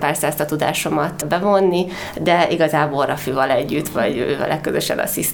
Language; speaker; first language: Hungarian; native; Hungarian